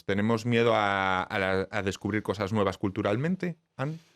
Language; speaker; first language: Spanish; native; Spanish